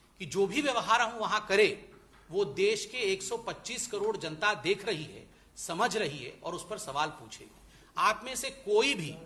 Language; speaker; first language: Hindi; non-native, local second language; Odia